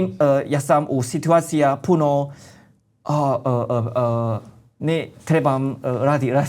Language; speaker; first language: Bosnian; non-native, learner; Chinese